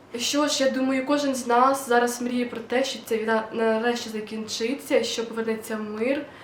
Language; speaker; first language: Ukrainian; non-native, local second language; Russian